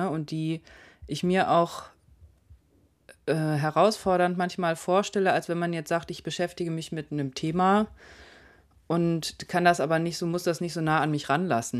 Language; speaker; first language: German; native; German